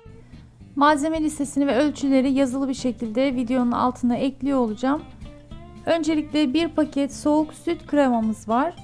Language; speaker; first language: Turkish; native; Turkish